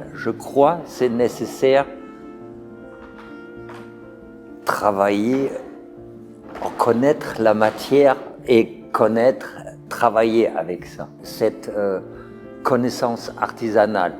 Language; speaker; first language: French; non-native, fluent; German